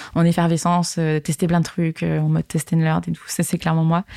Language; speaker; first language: French; native; French